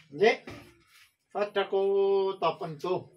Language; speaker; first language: Filipino; non-native, learner; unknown